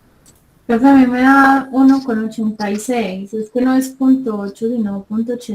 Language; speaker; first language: Spanish; native; Spanish